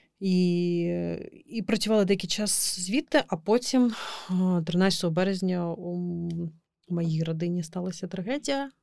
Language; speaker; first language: Ukrainian; non-native, local second language; Crimean Tatar